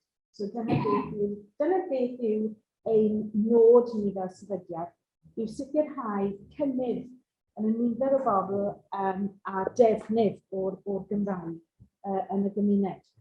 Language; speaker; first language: Welsh; non-native, local second language; English